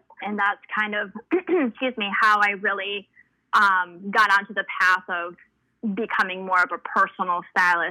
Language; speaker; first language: English; early bilingual, other home language; Spanish